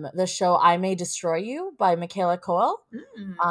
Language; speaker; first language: English; native; English